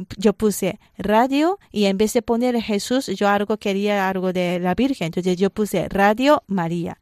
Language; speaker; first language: Spanish; non-native, fluent; Japanese